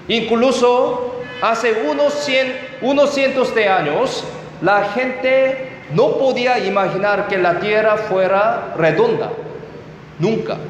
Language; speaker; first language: Spanish; non-native, fluent; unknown